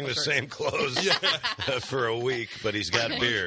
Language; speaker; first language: English; native; English